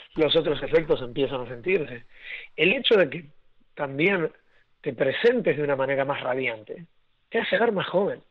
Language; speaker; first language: Spanish; native; Spanish